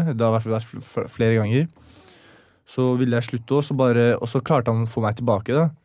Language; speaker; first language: Norwegian; early bilingual, other home language; Chechen